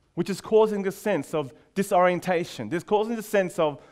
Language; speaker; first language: English; native; English